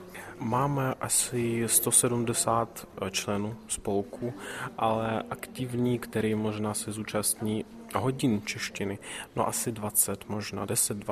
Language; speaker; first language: Czech; early bilingual, heritage; Czech